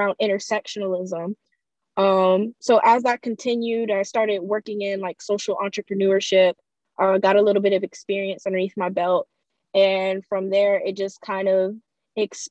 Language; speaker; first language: English; native; English